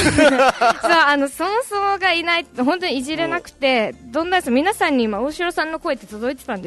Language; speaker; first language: Japanese; native; Japanese